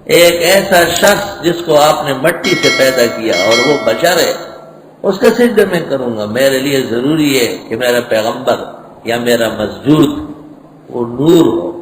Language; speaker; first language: Urdu; non-native, local second language; Pashto